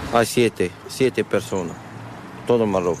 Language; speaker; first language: Spanish; non-native, learner; Arabic